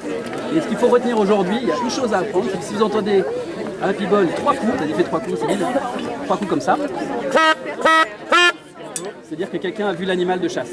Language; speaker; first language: French; native; French